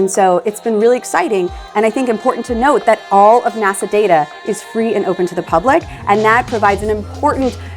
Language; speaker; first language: English; native; English